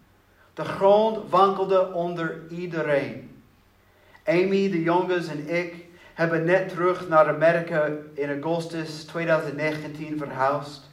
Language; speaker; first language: Dutch; non-native, learner; English